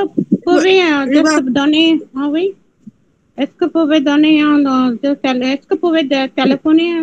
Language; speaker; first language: French; non-native, learner; Tamil